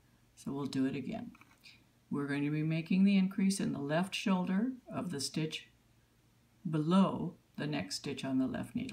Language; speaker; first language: English; native; English